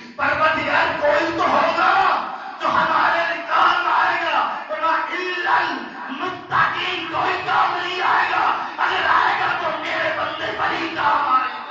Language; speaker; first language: Urdu; non-native, local second language; Punjabi